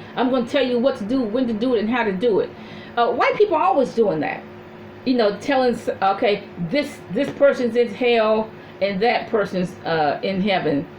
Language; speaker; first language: English; native; English